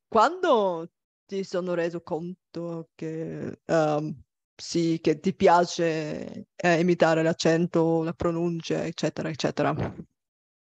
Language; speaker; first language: Italian; non-native, fluent; Bulgarian